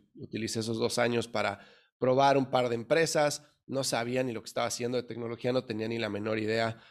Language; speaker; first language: Spanish; native; Spanish